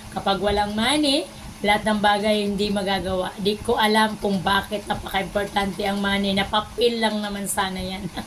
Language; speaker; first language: Filipino; non-native, local second language; Cebuano